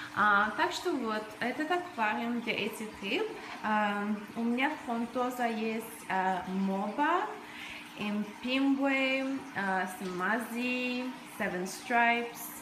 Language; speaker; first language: Russian; early bilingual, other home language; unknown